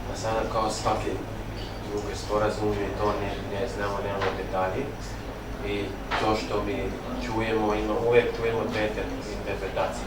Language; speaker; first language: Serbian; non-native, local second language; Albanian